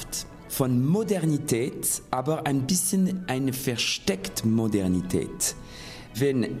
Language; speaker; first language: German; non-native, fluent; French